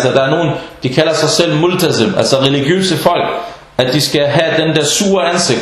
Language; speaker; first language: Danish; non-native, fluent; Arabic